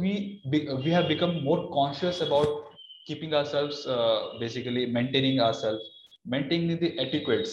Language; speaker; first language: English; non-native, local second language; Odia